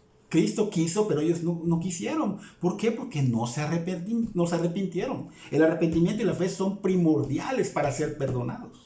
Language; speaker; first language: Spanish; native; Spanish